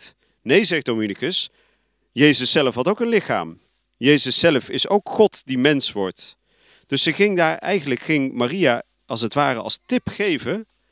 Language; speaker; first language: Dutch; native; Dutch